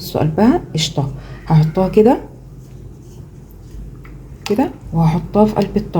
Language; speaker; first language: Arabic; native; Arabic